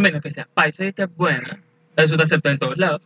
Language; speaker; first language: Spanish; native; Spanish